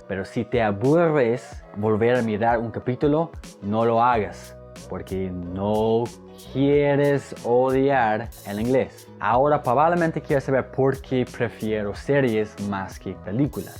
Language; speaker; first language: Spanish; non-native, fluent; English